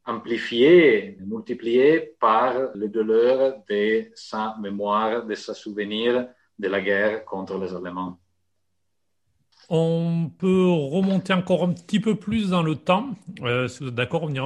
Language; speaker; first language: French; non-native, fluent; Italian